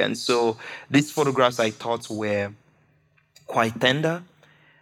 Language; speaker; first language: English; non-native, local second language; Igbo